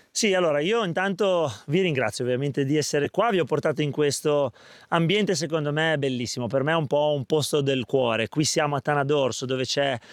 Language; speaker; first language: Italian; native; Italian